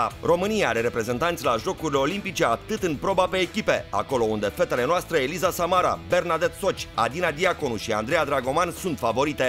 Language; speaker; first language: Romanian; native; Romanian